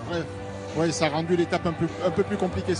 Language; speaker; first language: French; native; French